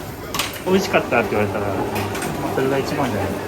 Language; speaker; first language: Japanese; native; Japanese